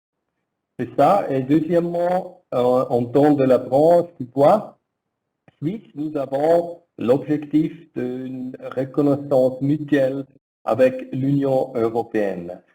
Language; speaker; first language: French; non-native, learner; German